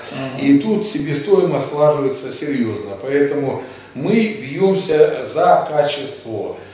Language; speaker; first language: Russian; native; Russian